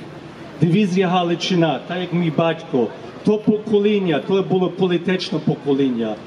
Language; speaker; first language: Ukrainian; early bilingual, heritage; Ukrainian